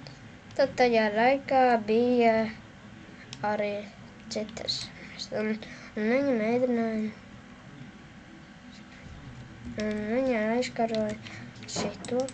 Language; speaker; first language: Latvian; non-native, local second language; Russian